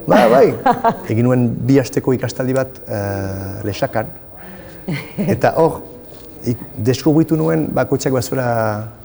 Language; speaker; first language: Basque; non-native, local second language; French